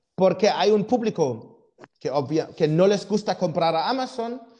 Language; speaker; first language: Spanish; non-native, fluent; German